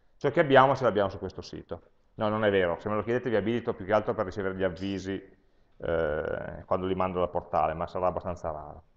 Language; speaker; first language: Italian; native; Italian